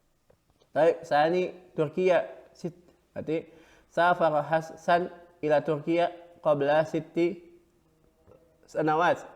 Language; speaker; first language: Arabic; non-native, fluent; Indonesian